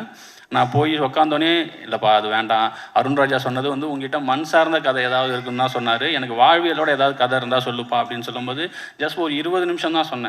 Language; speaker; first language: Tamil; native; Tamil